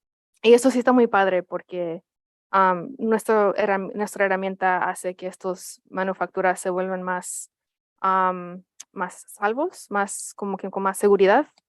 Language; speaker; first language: Spanish; early bilingual, heritage; Spanish